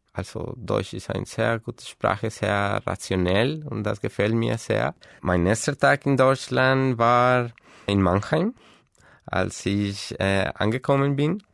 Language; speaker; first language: German; non-native, fluent; Spanish